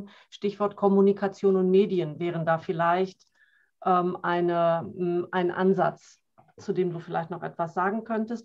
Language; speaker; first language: German; native; German